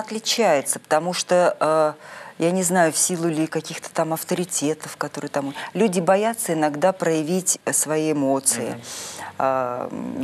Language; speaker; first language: Russian; native; Russian